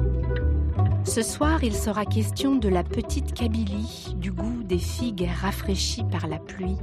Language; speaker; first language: French; native; French